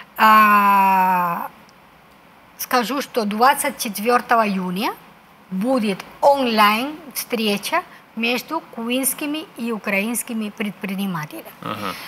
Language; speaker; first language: Russian; non-native, fluent; Spanish